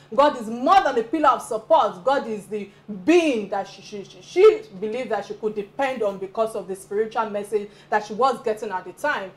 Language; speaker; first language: English; non-native, local second language; Yoruba